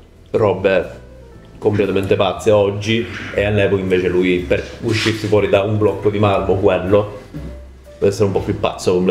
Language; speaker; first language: Italian; native; Italian